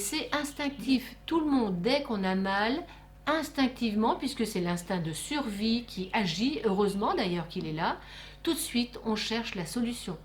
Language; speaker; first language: French; native; French